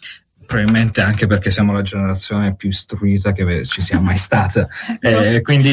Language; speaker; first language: Italian; native; Italian